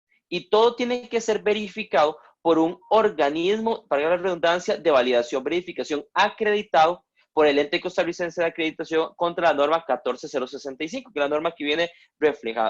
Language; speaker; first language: Spanish; native; Spanish